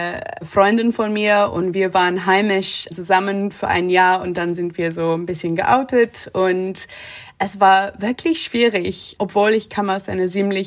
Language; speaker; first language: German; non-native, fluent; English